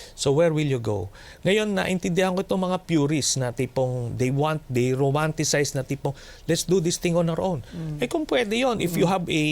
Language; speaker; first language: Filipino; native; Filipino